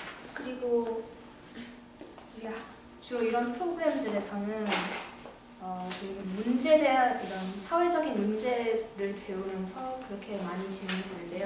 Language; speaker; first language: Korean; early bilingual, heritage; English